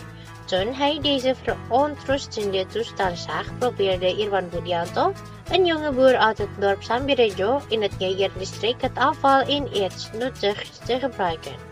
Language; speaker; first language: Dutch; non-native, local second language; Indonesian